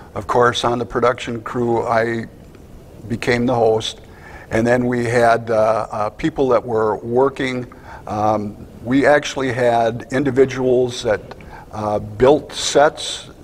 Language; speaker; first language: English; native; English